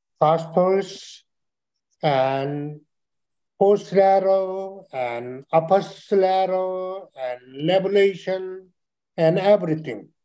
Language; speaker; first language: English; non-native, learner; Chinese